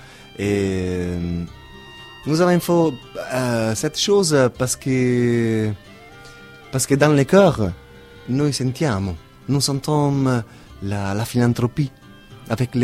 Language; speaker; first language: French; non-native, learner; Italian